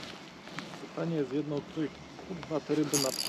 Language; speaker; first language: Polish; native; Polish